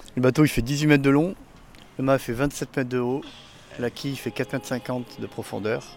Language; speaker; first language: French; native; French